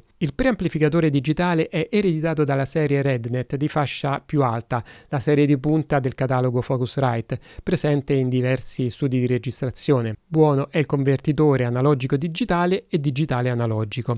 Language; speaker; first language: Italian; native; Italian